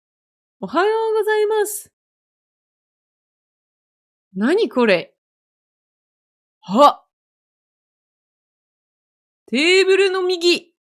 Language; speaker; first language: Japanese; non-native, fluent; French